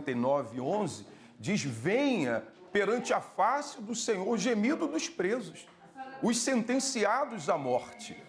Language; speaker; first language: Portuguese; native; Portuguese